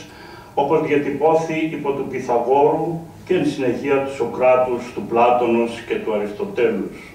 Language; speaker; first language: Greek; native; Greek